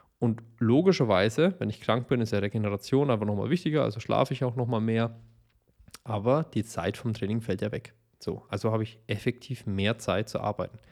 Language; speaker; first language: German; native; German